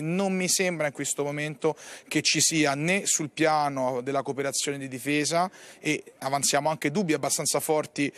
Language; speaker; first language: Italian; native; Italian